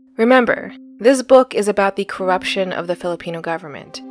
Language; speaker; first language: English; early bilingual, other home language; Filipino